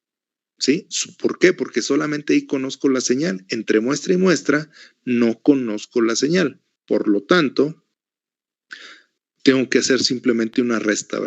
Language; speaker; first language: Spanish; native; Spanish